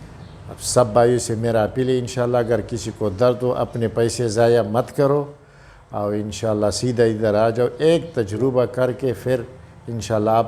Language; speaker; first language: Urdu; non-native, local second language; Pashto